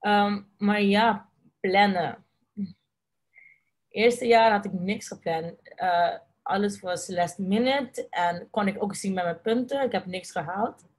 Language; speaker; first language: Dutch; non-native, local second language; Papiamento